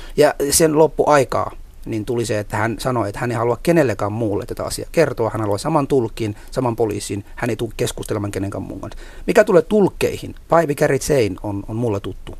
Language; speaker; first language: Finnish; non-native, fluent; Somali